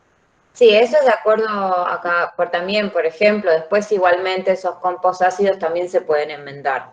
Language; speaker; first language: Spanish; native; Spanish